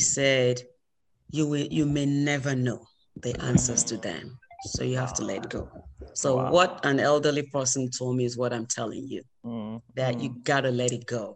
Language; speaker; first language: English; non-native, local second language; Yoruba